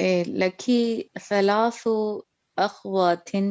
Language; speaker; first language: Arabic; non-native, learner; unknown